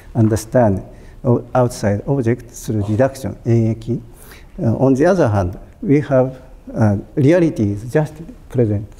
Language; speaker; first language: English; non-native, fluent; Japanese